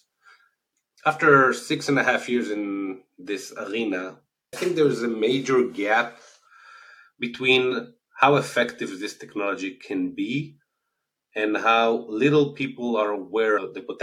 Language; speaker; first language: English; non-native, fluent; Hebrew